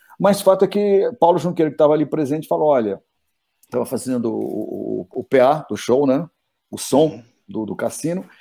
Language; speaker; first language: Portuguese; native; Portuguese